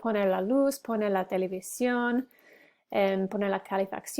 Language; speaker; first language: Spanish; non-native, fluent; English